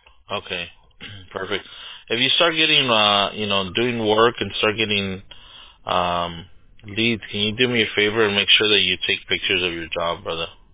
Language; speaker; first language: English; early bilingual, other home language; Spanish